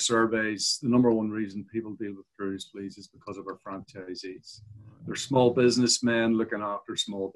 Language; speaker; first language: English; native; English